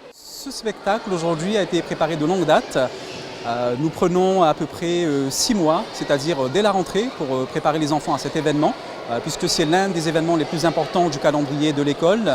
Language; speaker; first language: French; native; French